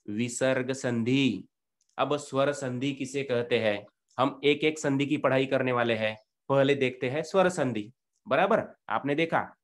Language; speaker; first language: Hindi; non-native, local second language; Marathi